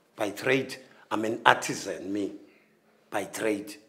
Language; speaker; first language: English; non-native, local second language; Xhosa